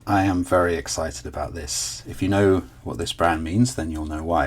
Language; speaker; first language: English; native; English